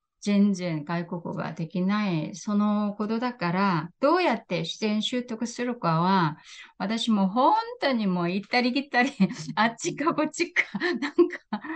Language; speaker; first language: Japanese; non-native, fluent; Korean